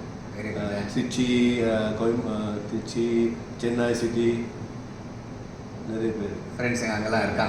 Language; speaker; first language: Tamil; non-native, local second language; Sinhala